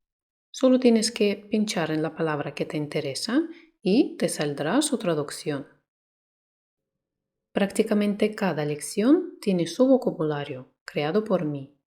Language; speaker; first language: Spanish; non-native, fluent; Russian